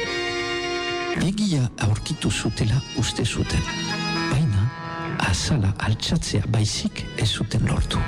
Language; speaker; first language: Basque; native; Basque